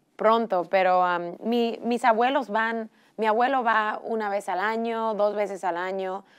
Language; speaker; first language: Spanish; early bilingual, heritage; Spanish